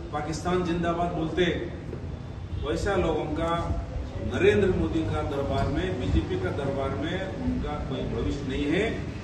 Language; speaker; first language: Hindi; non-native, local second language; Kannada